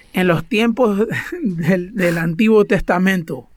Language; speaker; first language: Spanish; early bilingual, heritage; Spanish